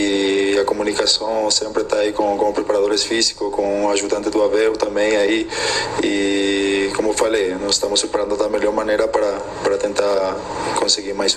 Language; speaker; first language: Portuguese; non-native, fluent; Spanish